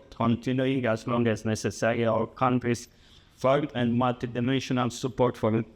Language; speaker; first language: English; non-native, fluent; Romanian